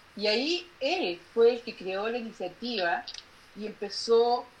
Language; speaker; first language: Spanish; native; Spanish